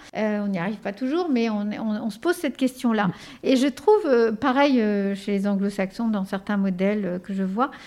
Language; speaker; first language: French; early bilingual, other home language; Spanish